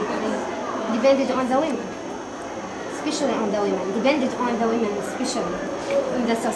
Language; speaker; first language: English; non-native, learner; Arabic